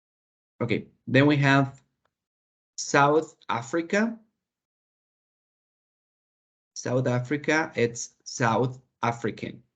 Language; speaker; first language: English; non-native, fluent; Spanish